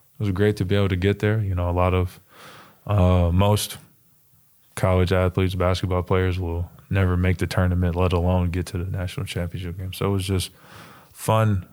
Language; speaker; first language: English; native; English